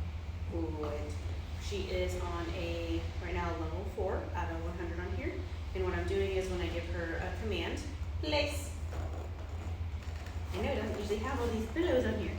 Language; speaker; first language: English; native; English